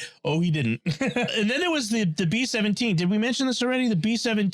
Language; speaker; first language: English; native; English